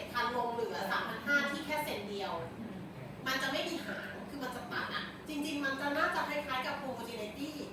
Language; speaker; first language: Thai; native; Thai